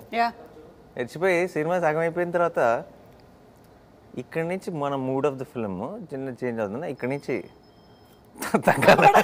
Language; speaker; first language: Telugu; native; Telugu